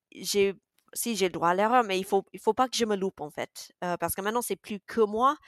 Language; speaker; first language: French; non-native, fluent; English